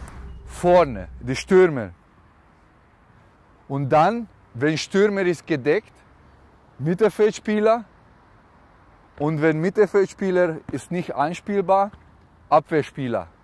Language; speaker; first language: German; non-native, learner; Hungarian